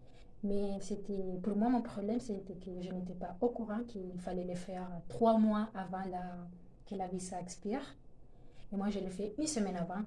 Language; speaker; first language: French; non-native, fluent; Spanish